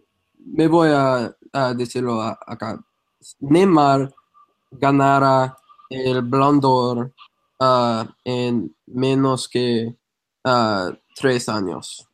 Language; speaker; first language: Spanish; non-native, fluent; English